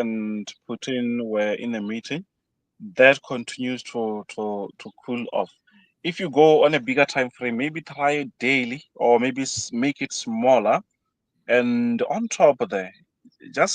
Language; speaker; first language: English; non-native, fluent; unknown